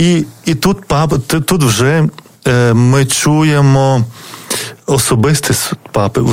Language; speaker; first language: Ukrainian; non-native, fluent; Lithuanian